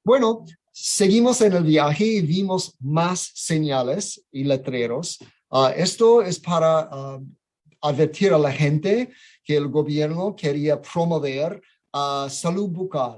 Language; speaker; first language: Spanish; non-native, fluent; English